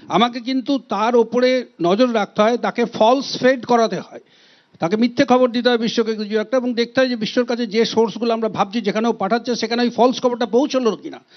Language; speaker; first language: Bangla; native; Bangla